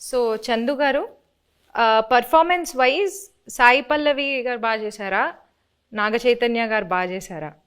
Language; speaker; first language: Telugu; native; Telugu